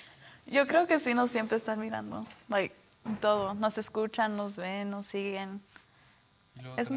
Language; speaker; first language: Spanish; early bilingual, other home language; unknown